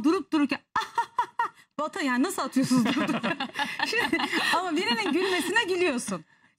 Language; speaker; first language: Turkish; native; Turkish